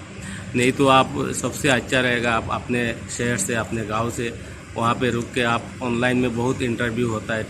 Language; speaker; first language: Hindi; non-native, local second language; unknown